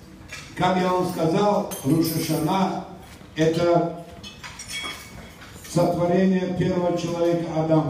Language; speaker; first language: Russian; non-native, local second language; Tajik